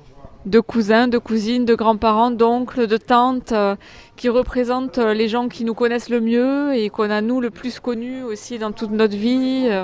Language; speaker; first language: French; native; French